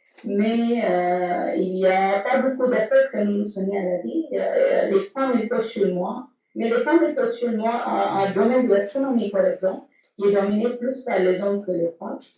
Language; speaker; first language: French; non-native, fluent; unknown